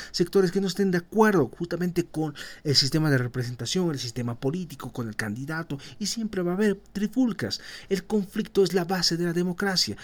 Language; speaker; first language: Spanish; native; Spanish